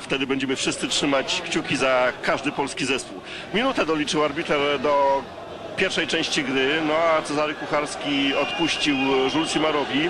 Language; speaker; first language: Polish; native; Polish